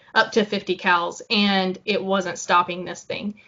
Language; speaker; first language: English; native; English